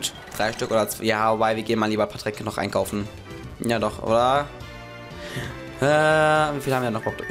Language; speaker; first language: German; native; German